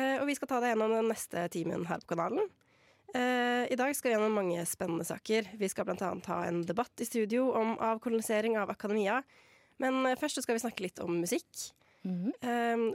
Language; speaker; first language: Norwegian; native; Norwegian